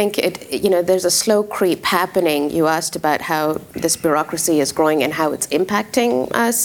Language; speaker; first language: English; non-native, local second language; Urdu